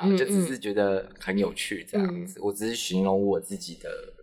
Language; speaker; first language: Chinese; native; Chinese